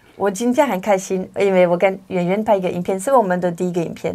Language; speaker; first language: Chinese; non-native, fluent; French